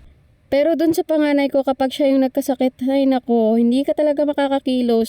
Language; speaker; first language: Filipino; native; Filipino